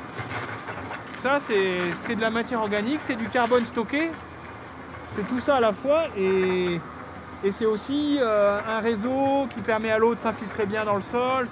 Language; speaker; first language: French; native; French